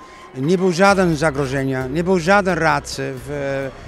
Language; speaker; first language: Polish; non-native, learner; Dutch